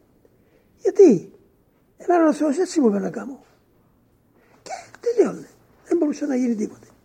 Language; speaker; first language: Greek; native; Greek